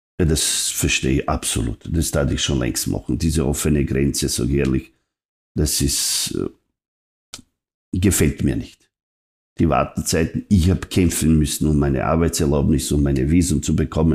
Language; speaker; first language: German; non-native, fluent; Serbian